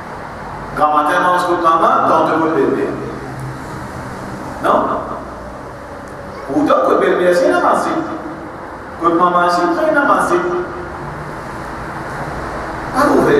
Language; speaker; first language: French; non-native, local second language; Morisyen